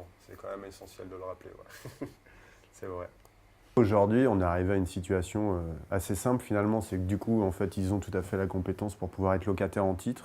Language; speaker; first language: French; native; French